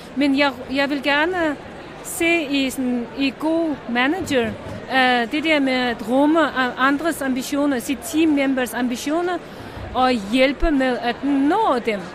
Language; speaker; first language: Danish; non-native, fluent; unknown